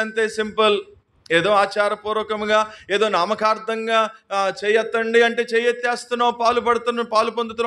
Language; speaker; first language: Telugu; native; Telugu